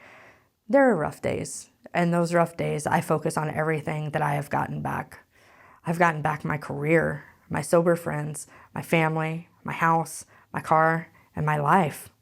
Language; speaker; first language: English; native; English